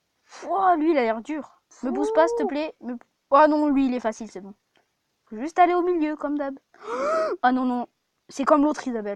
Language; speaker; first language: French; native; French